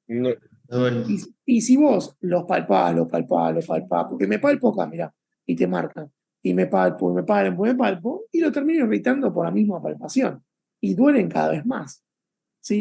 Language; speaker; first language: Spanish; native; Spanish